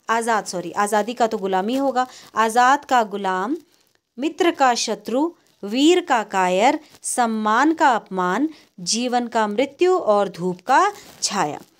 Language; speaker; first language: Hindi; native; Hindi